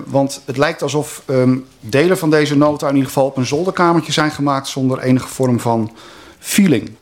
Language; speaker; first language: Dutch; native; Dutch